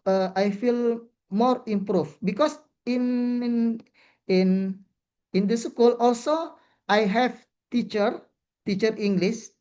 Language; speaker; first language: English; non-native, learner; Indonesian